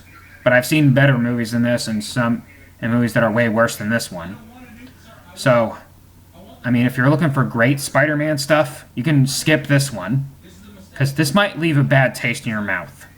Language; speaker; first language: English; native; English